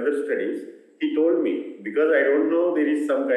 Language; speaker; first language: English; non-native, local second language; Telugu